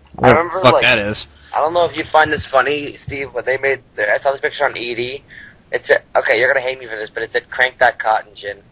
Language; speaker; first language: English; native; English